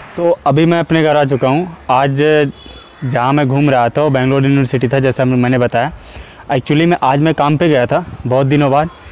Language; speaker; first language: Hindi; native; Hindi